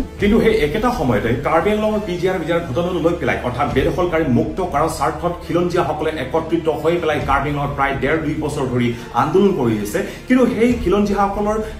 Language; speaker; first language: Assamese; non-native, local second language; Karbi